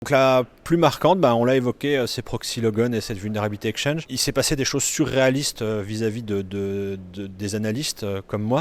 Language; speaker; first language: French; native; French